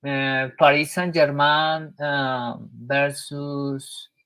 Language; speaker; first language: English; non-native, learner; Spanish